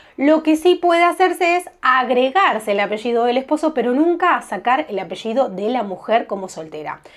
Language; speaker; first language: Spanish; native; Spanish